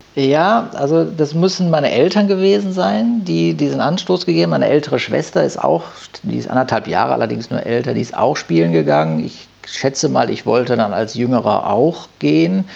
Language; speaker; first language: German; native; German